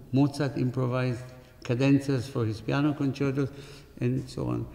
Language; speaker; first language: English; non-native, fluent; Spanish